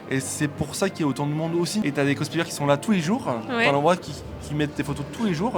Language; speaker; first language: French; native; French